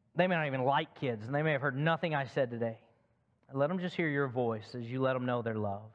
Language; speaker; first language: English; native; English